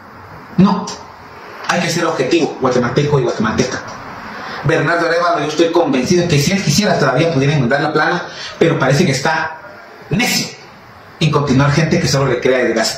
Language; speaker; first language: Spanish; native; Spanish